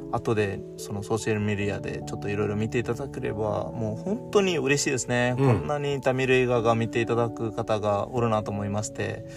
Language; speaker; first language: Japanese; non-native, fluent; Tamil